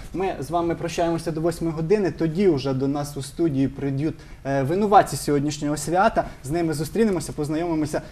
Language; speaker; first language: Ukrainian; native; Ukrainian